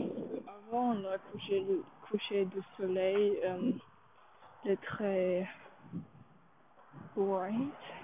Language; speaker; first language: French; non-native, learner; English